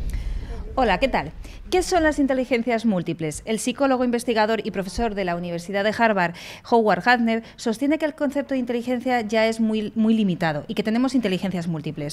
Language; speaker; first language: Spanish; native; Spanish